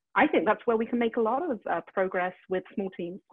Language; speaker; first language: English; native; English